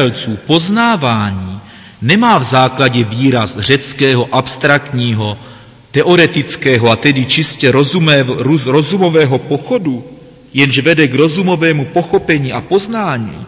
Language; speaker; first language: Czech; native; Czech